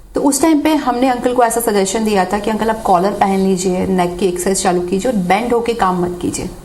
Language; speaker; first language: Hindi; native; Hindi